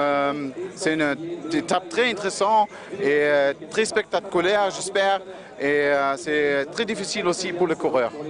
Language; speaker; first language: French; non-native, learner; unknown